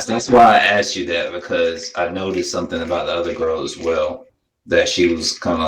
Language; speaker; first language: English; native; English